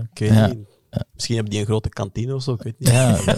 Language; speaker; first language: Dutch; early bilingual, other home language; Lingala